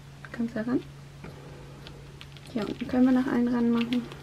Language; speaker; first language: German; native; German